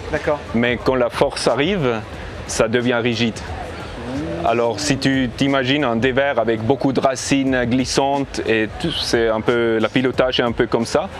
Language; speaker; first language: French; non-native, learner; English